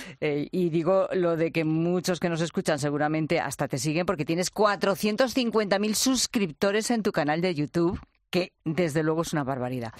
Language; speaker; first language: Spanish; native; Spanish